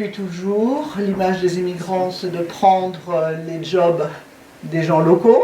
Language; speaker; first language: French; native; French